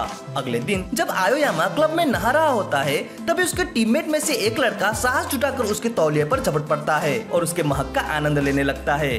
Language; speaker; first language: Hindi; native; Hindi